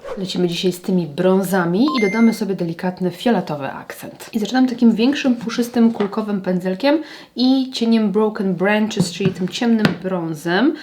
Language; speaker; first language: Polish; native; Polish